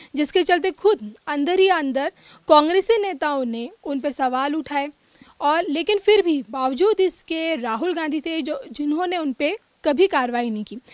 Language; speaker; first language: Hindi; native; Hindi